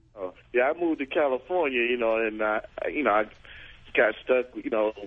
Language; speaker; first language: English; native; English